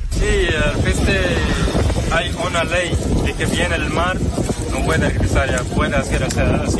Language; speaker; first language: Spanish; non-native, learner; Arabic